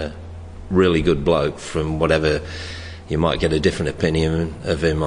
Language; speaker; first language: English; native; English